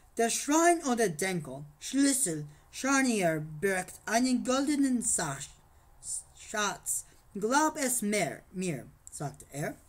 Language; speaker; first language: German; non-native, learner; English